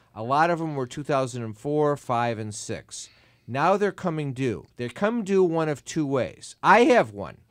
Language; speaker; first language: English; native; English